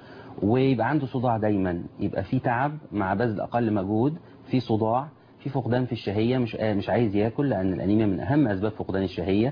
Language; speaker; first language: Arabic; native; Arabic